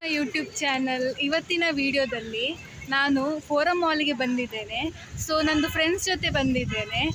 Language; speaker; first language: Kannada; non-native, local second language; Konkani